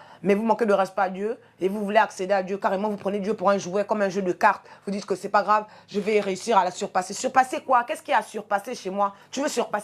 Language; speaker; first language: French; native; French